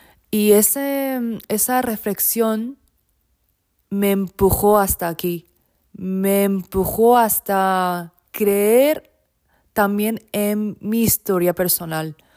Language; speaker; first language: Spanish; non-native, fluent; Japanese